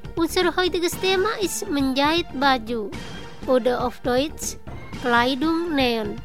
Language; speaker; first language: German; non-native, fluent; Indonesian